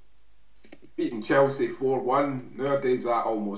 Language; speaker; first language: English; native; English